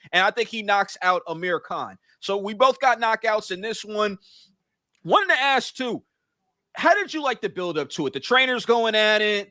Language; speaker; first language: English; native; English